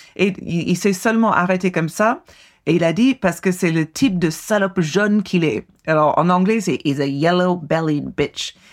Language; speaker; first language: French; non-native, fluent; English